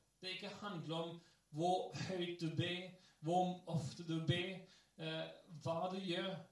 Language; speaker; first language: Norwegian; non-native, fluent; English